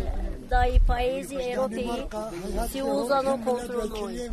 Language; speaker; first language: Italian; non-native, learner; Kurdish